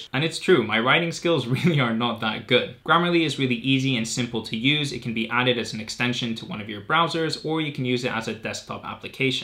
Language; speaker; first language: English; native; English